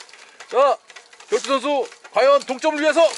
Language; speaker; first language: Korean; native; Korean